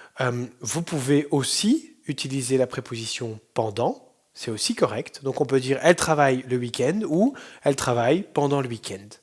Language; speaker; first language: French; non-native, fluent; Dutch